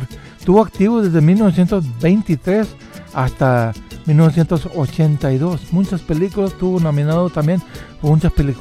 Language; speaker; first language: Spanish; early bilingual, heritage; Spanish